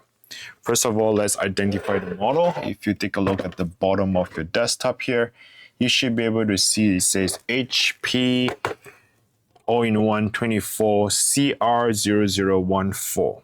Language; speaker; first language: English; non-native, fluent; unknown